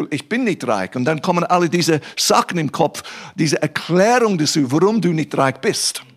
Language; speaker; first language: German; non-native, fluent; English